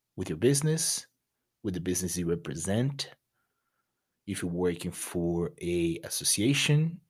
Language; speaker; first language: English; non-native, fluent; Portuguese